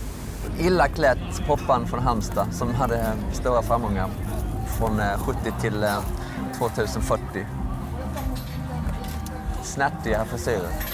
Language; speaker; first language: Swedish; native; Swedish